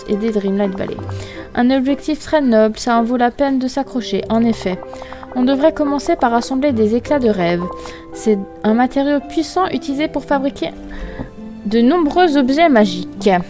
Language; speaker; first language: French; native; French